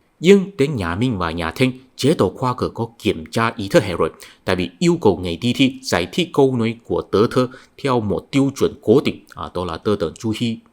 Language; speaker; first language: Vietnamese; non-native, fluent; Chinese